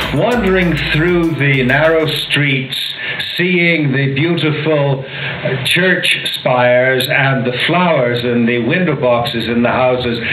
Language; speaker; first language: English; native; English